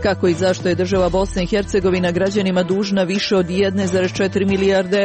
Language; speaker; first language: Croatian; native; Croatian